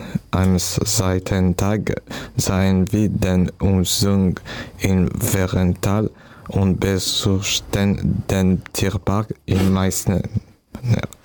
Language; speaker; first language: German; non-native, learner; French